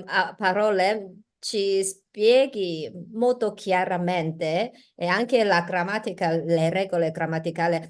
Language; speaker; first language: Italian; non-native, learner; Chinese